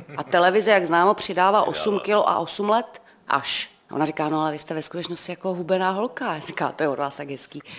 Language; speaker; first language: Czech; native; Czech